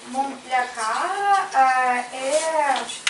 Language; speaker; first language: French; non-native, learner; Ukrainian